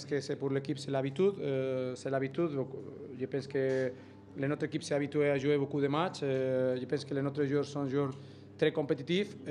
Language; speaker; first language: French; non-native, learner; Spanish